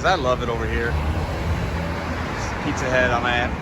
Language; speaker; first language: English; native; English